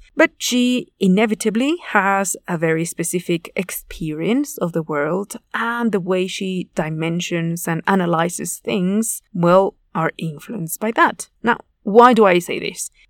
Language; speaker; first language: English; non-native, fluent; Spanish